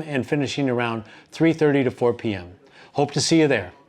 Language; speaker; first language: English; native; English